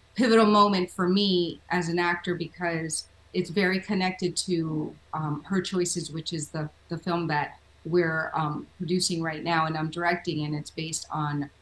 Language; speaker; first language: English; native; English